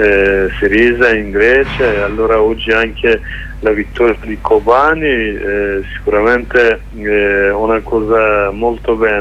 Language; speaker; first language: Italian; non-native, learner; Kurdish